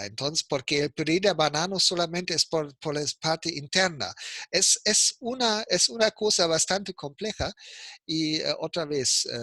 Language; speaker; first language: Spanish; non-native, fluent; German